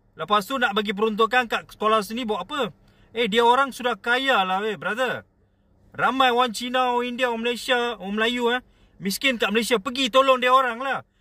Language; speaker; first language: Malay; non-native, local second language; Tamil